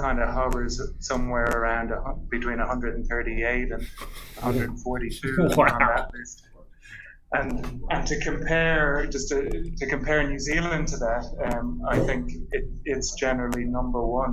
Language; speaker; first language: English; native; English